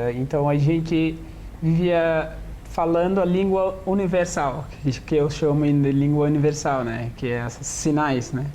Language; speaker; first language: Portuguese; non-native, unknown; Wolof